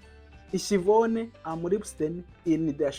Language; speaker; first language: German; non-native, learner; Kinyarwanda